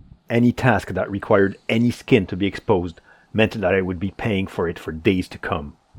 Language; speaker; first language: English; non-native, local second language; French